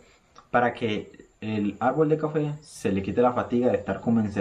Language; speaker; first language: Spanish; native; Spanish